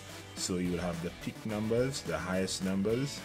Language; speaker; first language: English; native; English